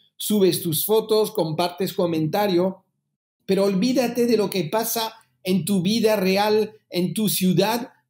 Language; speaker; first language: Spanish; early bilingual, heritage; French